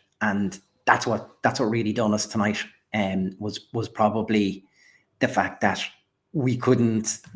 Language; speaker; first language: English; native; English